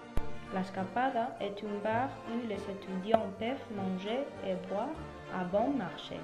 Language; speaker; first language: French; non-native, learner; Spanish